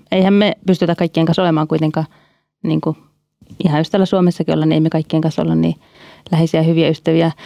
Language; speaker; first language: Finnish; native; Finnish